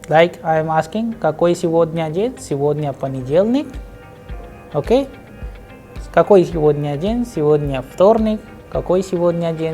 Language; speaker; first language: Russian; non-native, fluent; Hindi